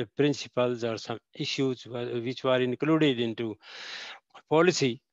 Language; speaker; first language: English; non-native, local second language; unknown